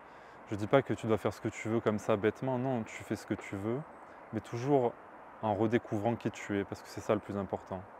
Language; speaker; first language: French; native; French